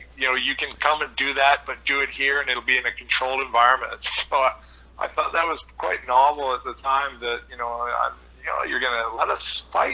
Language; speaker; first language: English; native; English